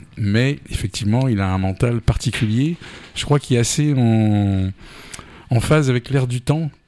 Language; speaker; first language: French; native; French